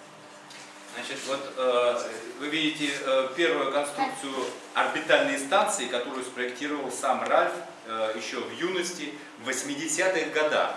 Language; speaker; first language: Russian; native; Russian